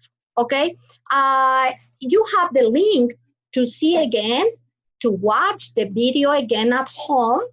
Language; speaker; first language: English; non-native, fluent; Spanish